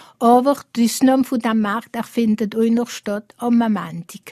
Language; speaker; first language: German; non-native, local second language; Swiss German